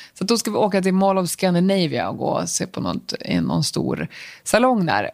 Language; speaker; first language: Swedish; native; Swedish